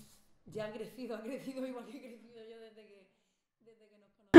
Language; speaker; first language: Spanish; native; Spanish